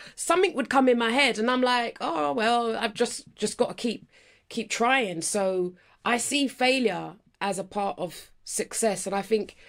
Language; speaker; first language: English; native; English